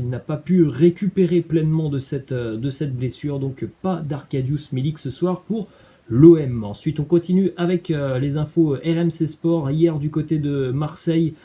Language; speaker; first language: French; native; French